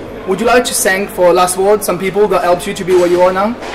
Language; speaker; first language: English; non-native, learner; French